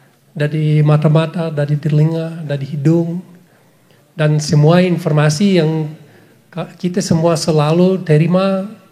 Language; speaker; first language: Indonesian; non-native, fluent; English